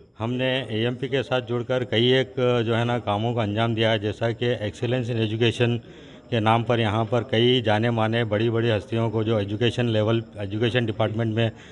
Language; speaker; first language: Hindi; non-native, local second language; Urdu